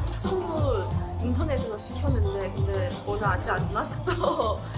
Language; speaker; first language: Korean; non-native, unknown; Chinese